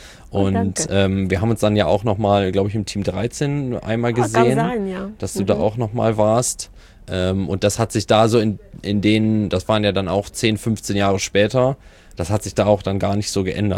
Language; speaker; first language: German; native; German